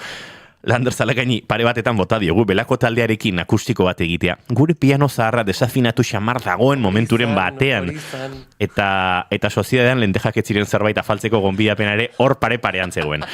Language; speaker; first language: Basque; native; Basque